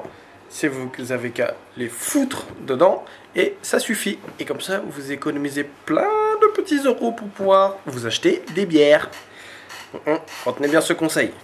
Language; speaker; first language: French; native; French